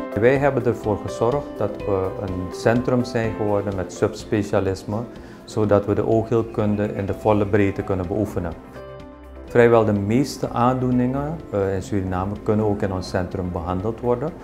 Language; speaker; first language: Dutch; native; Dutch